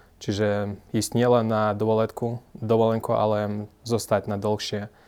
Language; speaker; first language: Slovak; non-native, fluent; Russian